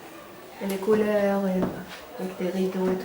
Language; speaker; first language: French; non-native, fluent; Norwegian